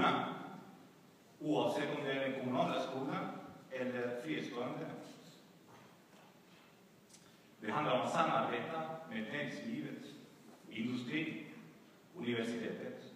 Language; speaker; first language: Swedish; non-native, fluent; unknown